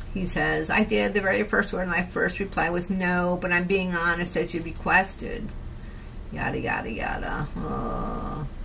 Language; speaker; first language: English; native; English